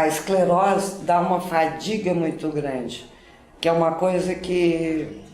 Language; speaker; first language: Portuguese; native; Portuguese